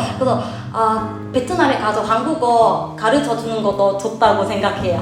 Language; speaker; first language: Korean; non-native, fluent; Vietnamese